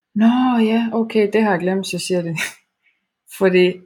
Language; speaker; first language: Danish; non-native, fluent; Estonian